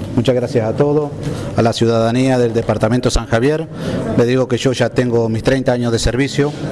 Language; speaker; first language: Spanish; native; Spanish